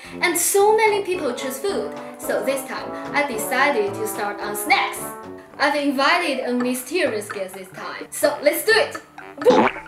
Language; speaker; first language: English; non-native, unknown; Chinese